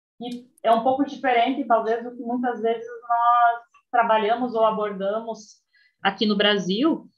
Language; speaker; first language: Portuguese; native; Portuguese